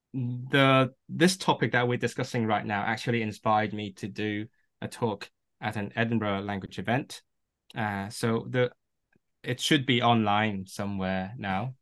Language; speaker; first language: English; non-native, local second language; Cantonese